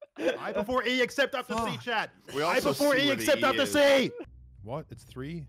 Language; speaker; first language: English; native; English